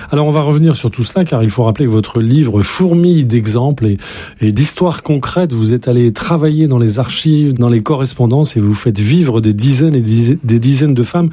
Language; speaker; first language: French; native; French